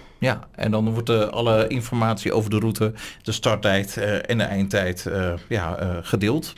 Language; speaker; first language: Dutch; native; Dutch